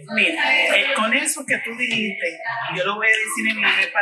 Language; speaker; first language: Spanish; early bilingual, heritage; Spanish